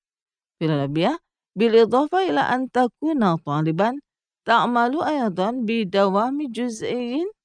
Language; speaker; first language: Arabic; non-native, fluent; Indonesian